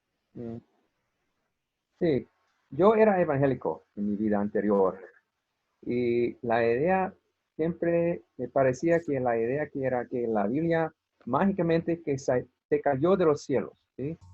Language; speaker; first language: Spanish; non-native, fluent; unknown